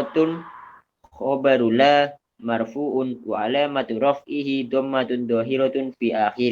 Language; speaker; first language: Arabic; non-native, learner; Indonesian